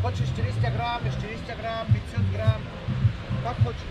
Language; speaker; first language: Russian; non-native, learner; Arabic